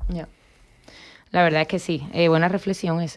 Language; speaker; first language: Spanish; native; Spanish